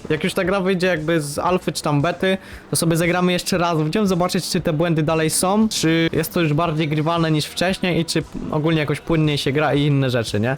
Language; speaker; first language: Polish; native; Polish